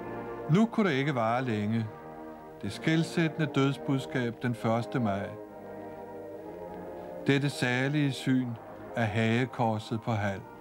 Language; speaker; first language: Danish; native; Danish